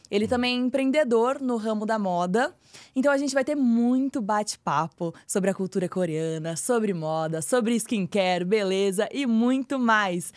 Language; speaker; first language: Portuguese; native; Portuguese